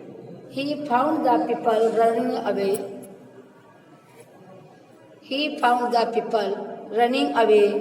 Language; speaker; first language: English; non-native, local second language; Hindi